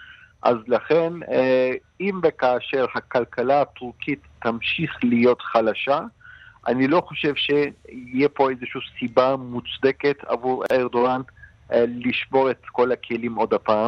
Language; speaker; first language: Hebrew; non-native, fluent; Turkish